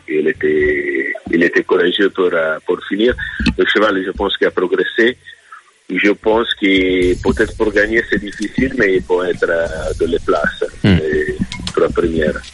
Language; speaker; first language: French; non-native, fluent; Italian